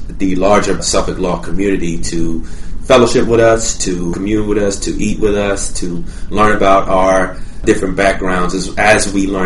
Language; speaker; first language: English; native; English